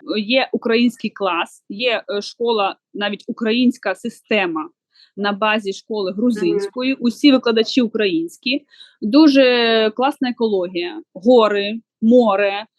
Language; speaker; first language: Ukrainian; non-native, local second language; Russian